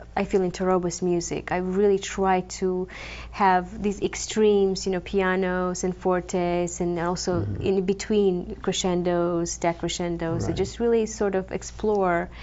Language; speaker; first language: English; non-native, fluent; Croatian